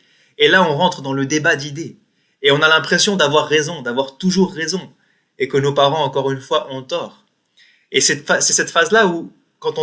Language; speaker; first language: French; native; French